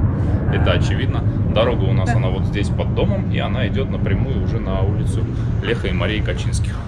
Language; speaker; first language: Russian; native; Russian